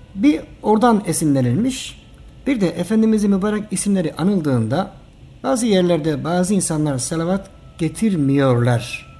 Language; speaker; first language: Turkish; native; Turkish